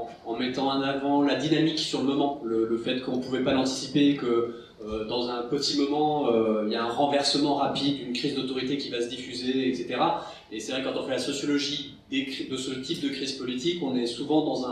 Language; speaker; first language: French; native; French